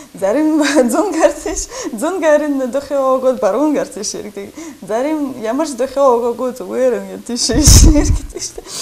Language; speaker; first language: Mongolian; non-native, learner; Russian